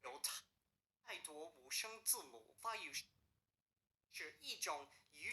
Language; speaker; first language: Chinese; non-native, learner; English